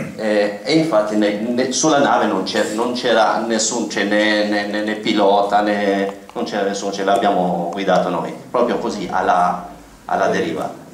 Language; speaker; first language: Italian; non-native, fluent; Albanian